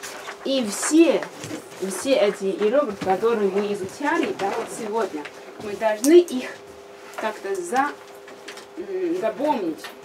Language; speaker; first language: Russian; non-native, learner; Chinese